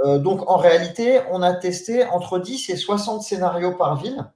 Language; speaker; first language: French; native; French